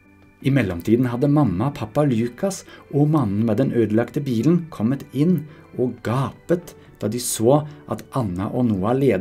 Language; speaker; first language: Norwegian; native; Norwegian